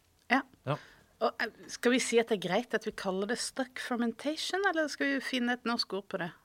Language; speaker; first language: Norwegian; native; Norwegian